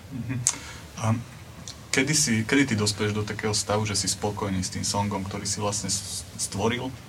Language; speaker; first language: Slovak; native; Slovak